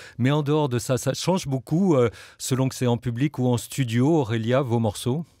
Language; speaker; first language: French; native; French